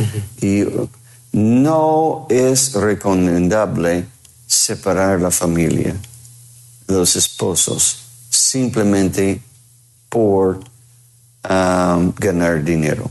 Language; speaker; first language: Spanish; non-native, fluent; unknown